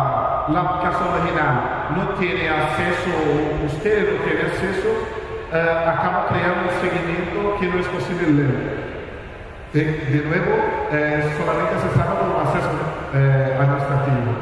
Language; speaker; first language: Spanish; non-native, fluent; Portuguese